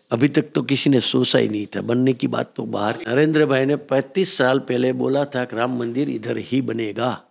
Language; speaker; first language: Hindi; non-native, local second language; Gujarati